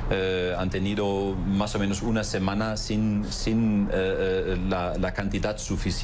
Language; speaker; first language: Spanish; non-native, fluent; German